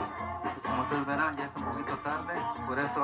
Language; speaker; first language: Spanish; native; Spanish